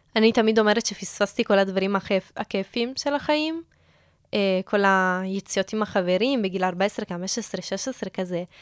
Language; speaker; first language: Hebrew; non-native, fluent; Italian